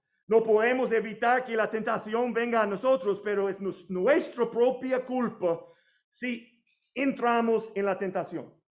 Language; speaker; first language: Spanish; non-native, fluent; English